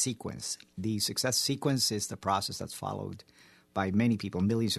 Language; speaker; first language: English; early bilingual, other home language; Spanish